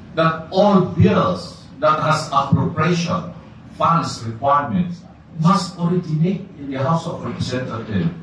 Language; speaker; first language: English; non-native, local second language; Filipino